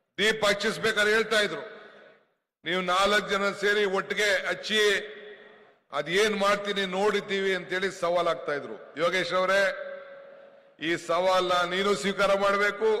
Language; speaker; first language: Kannada; native; Kannada